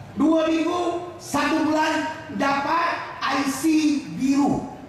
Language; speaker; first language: Malay; non-native, local second language; Chinese